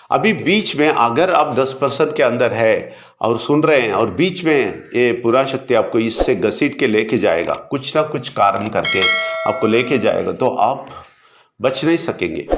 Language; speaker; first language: Hindi; non-native, local second language; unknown